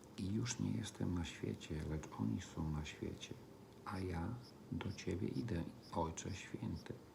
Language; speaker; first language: Polish; early bilingual, heritage; Polish